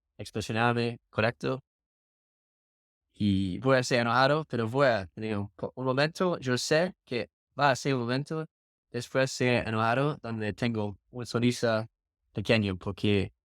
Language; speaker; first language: Spanish; non-native, learner; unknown